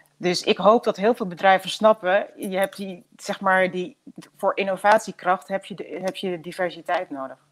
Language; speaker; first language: Dutch; native; Dutch